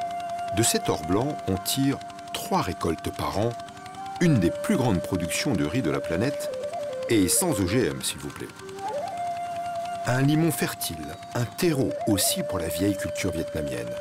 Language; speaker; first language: French; native; French